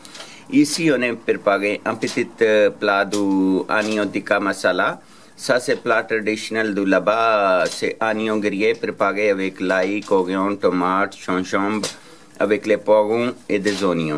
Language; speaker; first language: French; non-native, learner; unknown